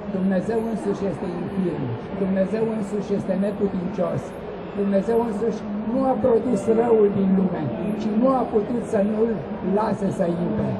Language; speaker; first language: Romanian; native; Romanian